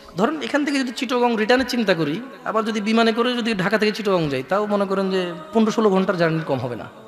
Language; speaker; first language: Bangla; native; Bangla